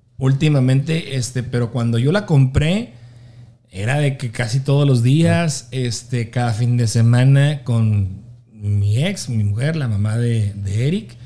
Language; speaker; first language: Spanish; native; Spanish